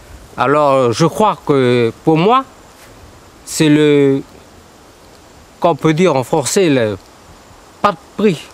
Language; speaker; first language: French; early bilingual, heritage; Vietnamese